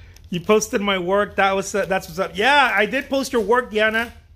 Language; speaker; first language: English; non-native, fluent; Spanish